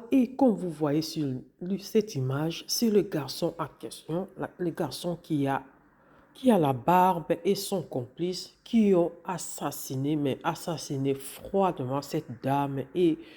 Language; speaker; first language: French; non-native, local second language; Lingala